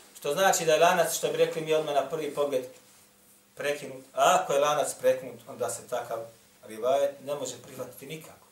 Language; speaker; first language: Bosnian; native; Bosnian